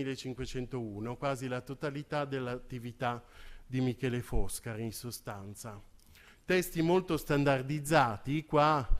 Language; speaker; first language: Italian; native; Italian